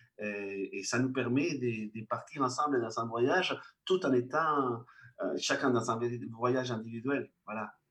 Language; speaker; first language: French; non-native, fluent; Spanish